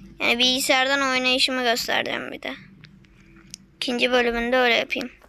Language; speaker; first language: Turkish; native; Turkish